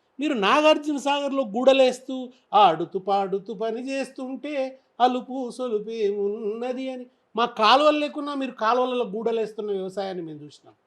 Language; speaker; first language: Telugu; native; Telugu